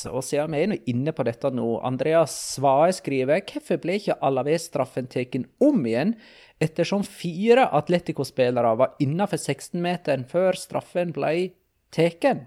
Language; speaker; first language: Norwegian; native; Norwegian